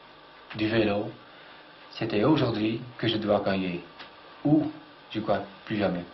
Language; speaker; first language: French; non-native, fluent; Dutch